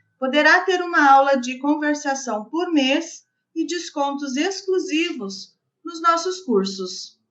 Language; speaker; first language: Portuguese; native; Portuguese